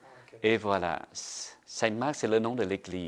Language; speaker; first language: French; non-native, fluent; Vietnamese